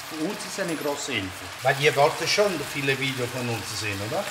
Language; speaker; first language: German; non-native, fluent; Italian